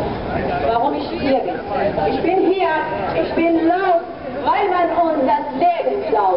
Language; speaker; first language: German; non-native, fluent; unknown